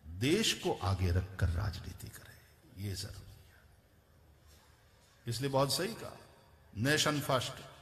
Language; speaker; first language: Hindi; non-native, local second language; Gujarati